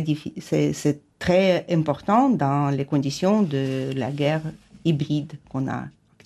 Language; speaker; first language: French; non-native, fluent; Ukrainian